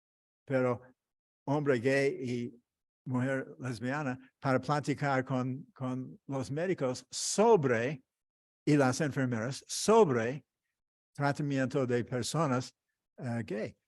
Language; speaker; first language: Spanish; non-native, fluent; English